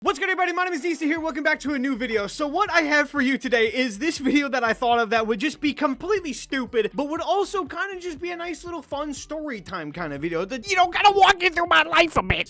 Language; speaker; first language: English; native; English